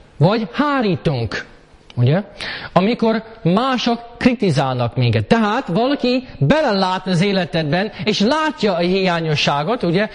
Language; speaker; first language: Hungarian; early bilingual, heritage; Hungarian